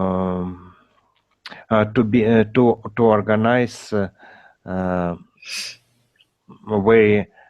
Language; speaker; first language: English; non-native, learner; Russian